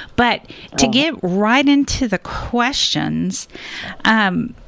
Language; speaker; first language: English; native; English